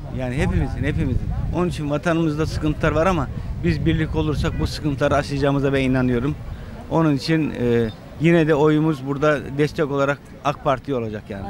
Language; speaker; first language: Turkish; native; Turkish